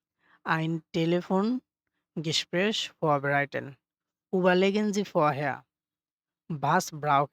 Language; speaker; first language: German; non-native, fluent; Bangla